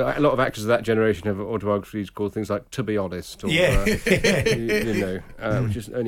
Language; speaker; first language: English; native; English